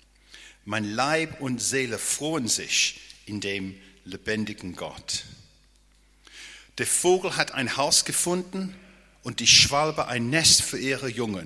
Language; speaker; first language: German; non-native, fluent; English